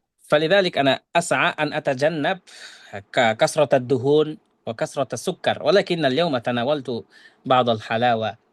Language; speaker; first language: Arabic; non-native, fluent; Bangla